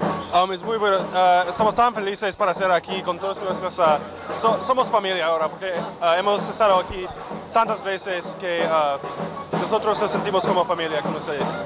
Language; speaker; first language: Spanish; non-native, fluent; English